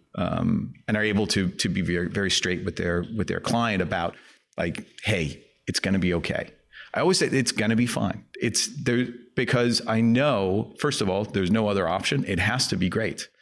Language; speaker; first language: English; non-native, fluent; Danish